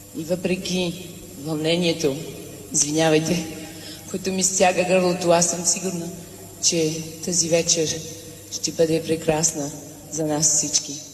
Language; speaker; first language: Bulgarian; early bilingual, heritage; Bulgarian